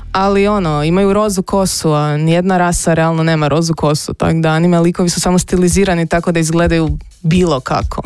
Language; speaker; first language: Croatian; native; Croatian